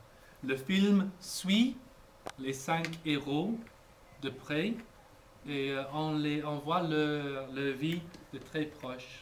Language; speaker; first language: French; non-native, fluent; English